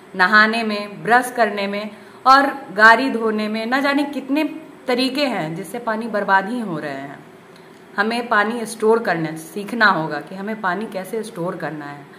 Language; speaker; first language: Hindi; native; Hindi